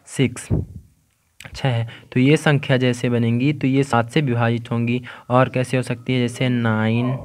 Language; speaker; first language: Hindi; native; Hindi